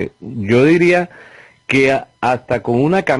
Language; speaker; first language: Spanish; native; Spanish